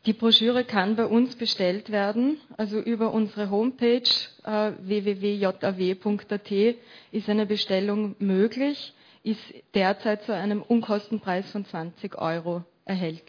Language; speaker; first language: German; native; German